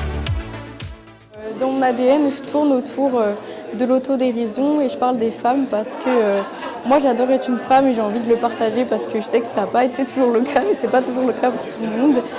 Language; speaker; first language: French; native; French